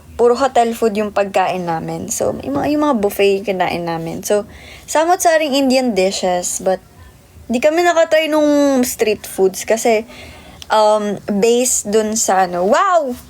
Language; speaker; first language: Filipino; native; Filipino